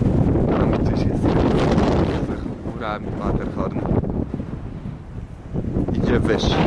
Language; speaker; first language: Polish; native; Polish